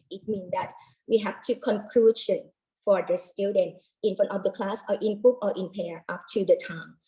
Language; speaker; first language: English; non-native, learner; Thai